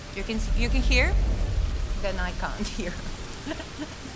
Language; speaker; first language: English; non-native, fluent; Serbian